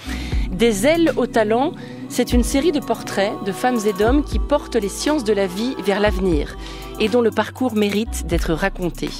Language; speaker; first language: French; native; French